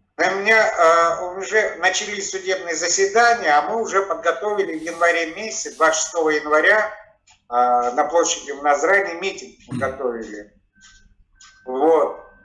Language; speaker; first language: Russian; native; Russian